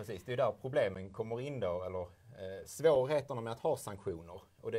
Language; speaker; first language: Swedish; native; Swedish